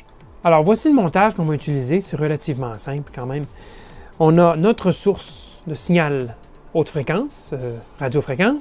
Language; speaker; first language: French; native; French